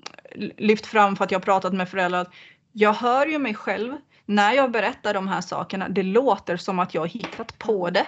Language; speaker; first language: Swedish; native; Swedish